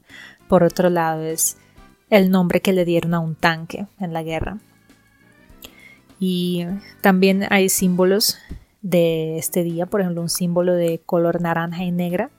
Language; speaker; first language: Spanish; non-native, fluent; Russian